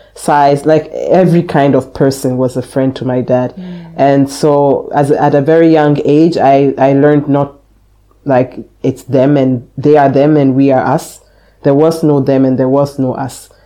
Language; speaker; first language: English; native; English